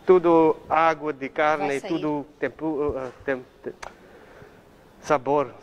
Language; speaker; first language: Portuguese; non-native, learner; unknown